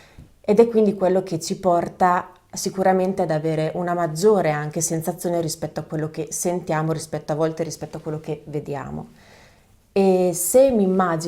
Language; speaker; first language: Italian; native; Italian